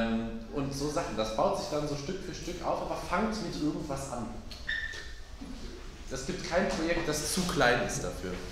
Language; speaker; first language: German; native; German